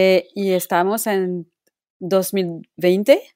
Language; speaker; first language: Spanish; non-native, local second language; French